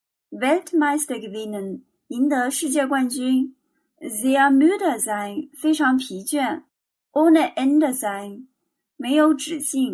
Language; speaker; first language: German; non-native, fluent; Chinese